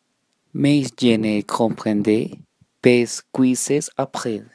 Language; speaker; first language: French; non-native, learner; Spanish